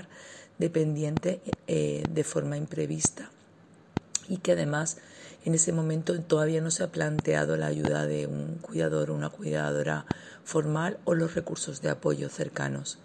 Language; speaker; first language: Spanish; native; Spanish